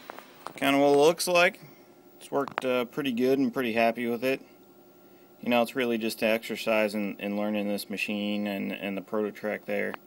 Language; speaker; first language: English; native; English